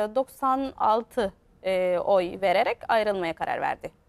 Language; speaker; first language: Turkish; non-native, fluent; Arabic